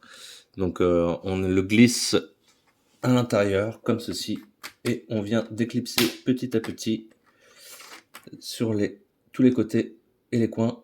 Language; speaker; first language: French; native; French